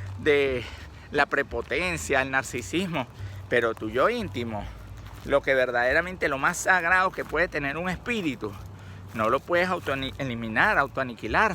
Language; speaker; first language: Spanish; native; Spanish